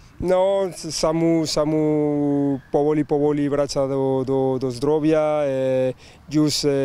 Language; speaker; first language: Polish; non-native, learner; Spanish